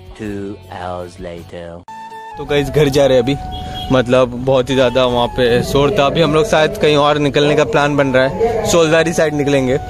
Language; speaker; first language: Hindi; non-native, local second language; Bangla